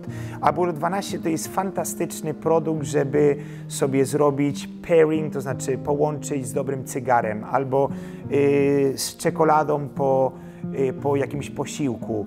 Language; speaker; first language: Polish; early bilingual, heritage; Polish